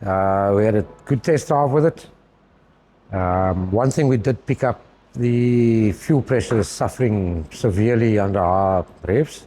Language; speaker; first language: English; native; English